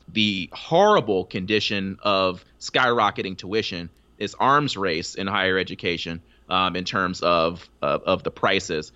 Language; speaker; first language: English; native; English